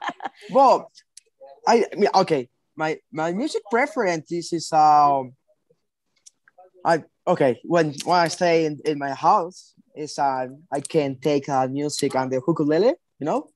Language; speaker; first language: English; non-native, learner; Spanish